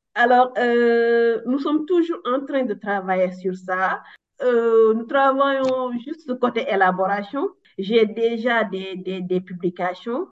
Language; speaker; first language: French; non-native, local second language; Wolof